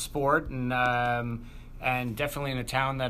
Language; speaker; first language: English; native; English